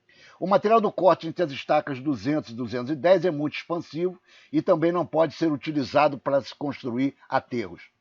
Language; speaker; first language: Portuguese; native; Portuguese